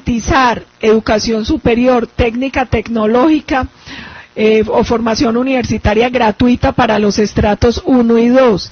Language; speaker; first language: Spanish; native; Spanish